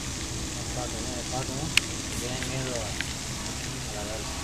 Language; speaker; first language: Spanish; native; Spanish